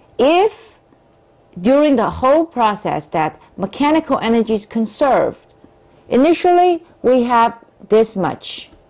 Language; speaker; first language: English; non-native, fluent; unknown